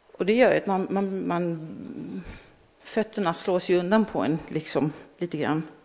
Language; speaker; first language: Swedish; early bilingual, other home language; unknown